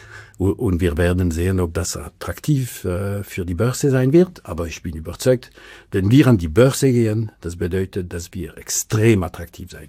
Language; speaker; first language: German; non-native, local second language; French